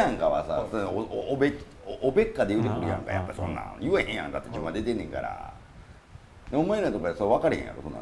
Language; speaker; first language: Japanese; native; Japanese